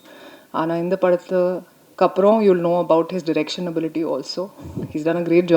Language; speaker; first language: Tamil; non-native, learner; Hindi